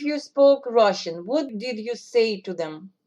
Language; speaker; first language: English; non-native, fluent; Russian